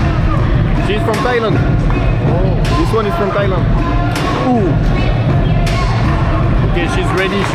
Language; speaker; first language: English; non-native, learner; French